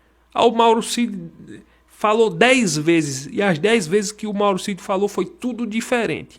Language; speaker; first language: Portuguese; native; Portuguese